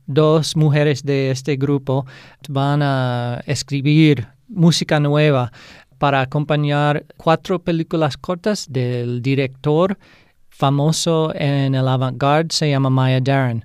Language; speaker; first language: Spanish; non-native, fluent; English